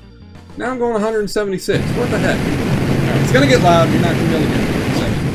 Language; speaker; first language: English; native; English